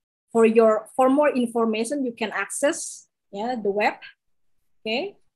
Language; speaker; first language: English; non-native, learner; Indonesian